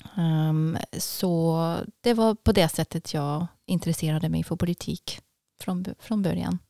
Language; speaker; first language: Swedish; non-native, fluent; German